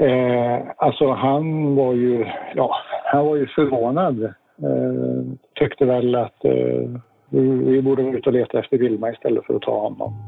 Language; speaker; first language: Swedish; native; Swedish